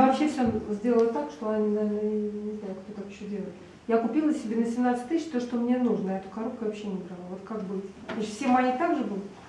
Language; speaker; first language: Russian; native; Russian